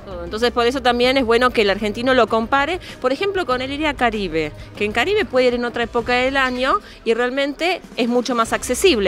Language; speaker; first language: Spanish; native; Spanish